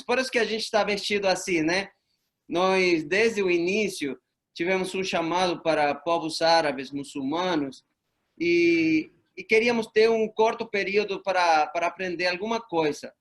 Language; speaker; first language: Portuguese; non-native, fluent; Spanish